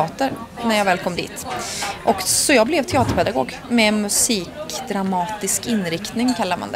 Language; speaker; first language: Swedish; native; Swedish